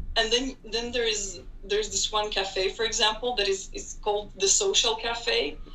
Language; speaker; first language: English; non-native, fluent; Hebrew